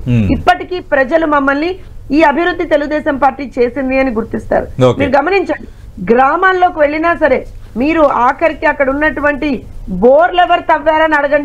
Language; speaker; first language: Telugu; native; Telugu